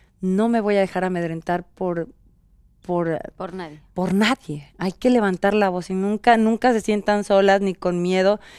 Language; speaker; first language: Spanish; native; Spanish